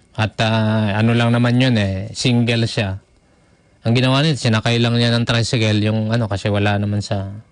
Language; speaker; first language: Filipino; native; Filipino